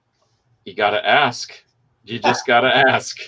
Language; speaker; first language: English; native; English